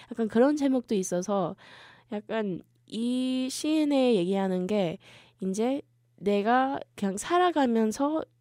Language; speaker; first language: Korean; early bilingual, heritage; Korean